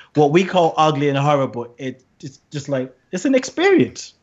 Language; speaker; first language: English; non-native, local second language; Yoruba